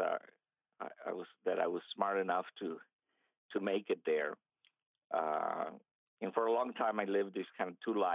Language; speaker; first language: English; early bilingual, other home language; Spanish